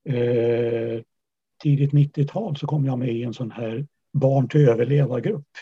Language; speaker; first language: Swedish; early bilingual, other home language; Yiddish